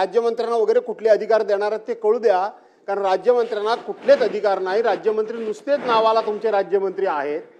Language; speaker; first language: Marathi; native; Marathi